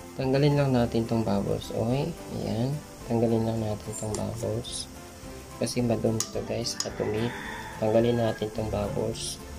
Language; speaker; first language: Filipino; non-native, local second language; Cebuano